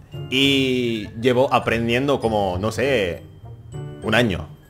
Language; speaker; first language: Spanish; non-native, fluent; Indonesian